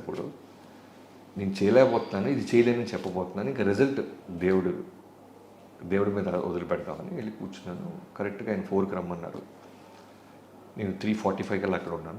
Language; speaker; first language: Telugu; native; Telugu